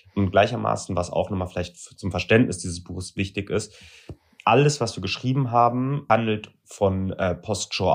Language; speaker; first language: German; native; German